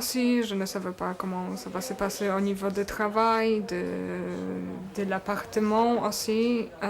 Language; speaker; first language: French; non-native, learner; Polish